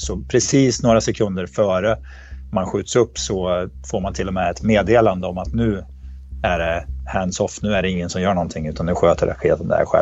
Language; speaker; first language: Swedish; native; Swedish